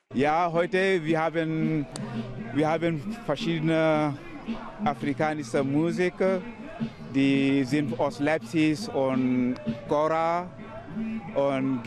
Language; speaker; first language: German; non-native, learner; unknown